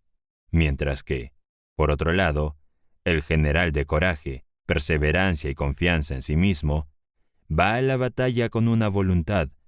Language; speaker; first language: Spanish; native; Spanish